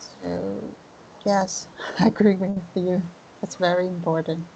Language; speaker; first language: English; non-native, learner; Chinese